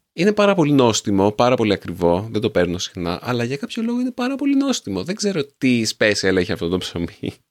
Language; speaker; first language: Greek; native; Greek